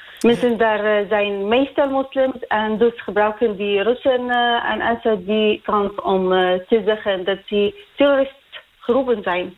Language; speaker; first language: Dutch; non-native, learner; Arabic